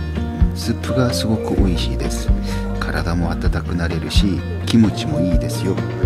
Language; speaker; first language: Japanese; non-native, learner; Korean